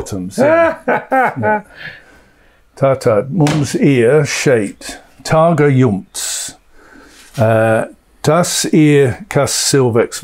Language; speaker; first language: Latvian; non-native, learner; English